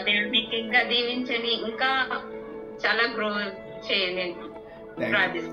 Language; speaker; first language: Telugu; non-native, local second language; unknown